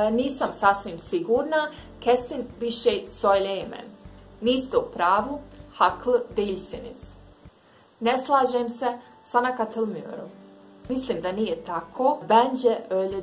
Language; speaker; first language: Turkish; non-native, fluent; Bosnian